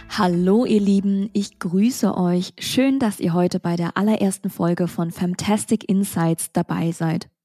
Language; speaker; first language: German; early bilingual, other home language; Vietnamese